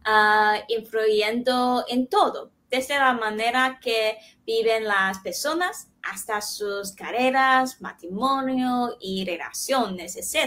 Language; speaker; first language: Spanish; non-native, fluent; Chinese